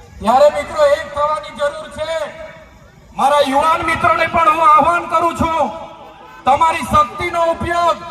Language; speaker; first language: Gujarati; non-native, local second language; Bhili